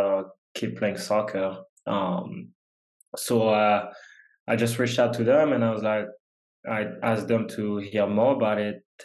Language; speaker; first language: English; non-native, fluent; French